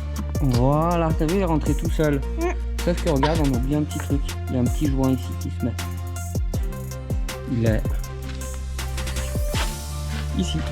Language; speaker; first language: French; native; French